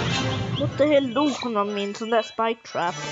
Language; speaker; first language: Swedish; early bilingual, other home language; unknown